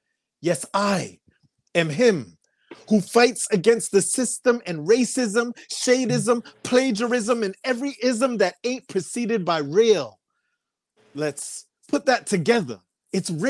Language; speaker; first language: English; native; English